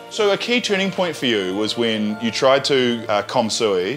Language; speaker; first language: English; native; English